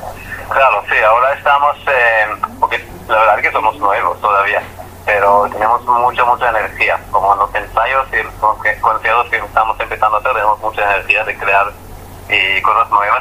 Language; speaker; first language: Spanish; non-native, fluent; Hebrew